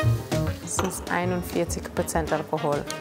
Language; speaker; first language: German; non-native, fluent; Hebrew